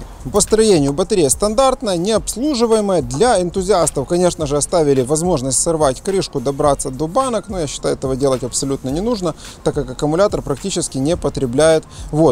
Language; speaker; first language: Russian; native; Russian